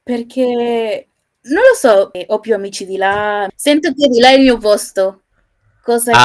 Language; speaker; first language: Italian; non-native, learner; Spanish